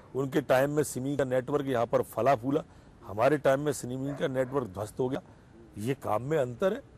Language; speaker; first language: Hindi; native; Hindi